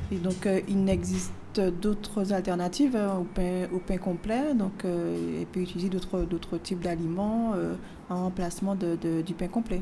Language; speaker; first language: French; native; French